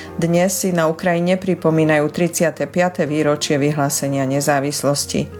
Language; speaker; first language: Slovak; early bilingual, heritage; Slovak